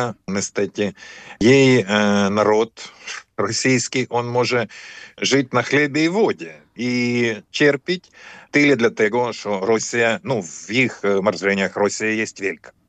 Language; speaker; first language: Polish; non-native, fluent; Ukrainian